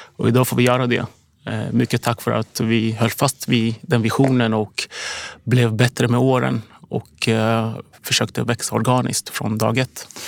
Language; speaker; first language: Swedish; early bilingual, other home language; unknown